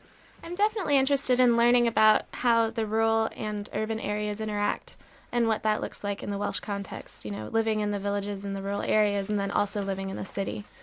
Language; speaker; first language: English; native; English